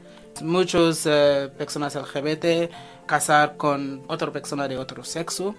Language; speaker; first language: Spanish; non-native, fluent; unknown